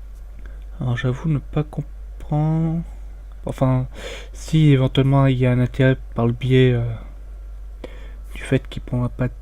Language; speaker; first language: French; native; French